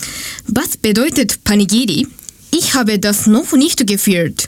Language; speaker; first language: German; non-native, learner; Japanese